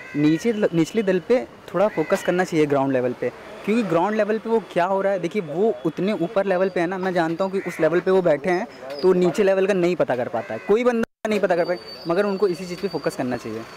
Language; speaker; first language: Hindi; native; Hindi